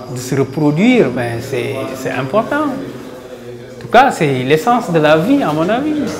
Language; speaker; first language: French; non-native, local second language; Wolof